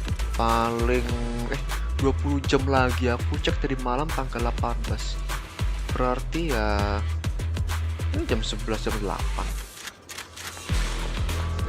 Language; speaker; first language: Indonesian; native; Indonesian